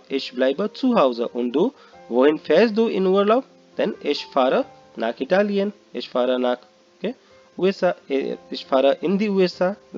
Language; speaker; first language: German; non-native, learner; Hindi